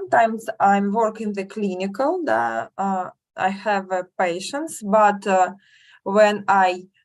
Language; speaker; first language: English; non-native, learner; Russian